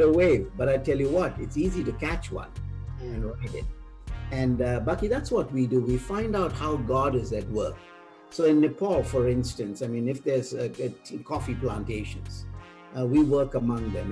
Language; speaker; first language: English; non-native, local second language; Tamil